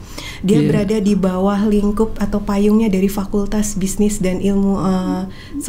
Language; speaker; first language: Indonesian; native; Indonesian